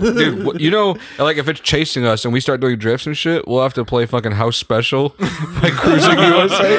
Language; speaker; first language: English; native; English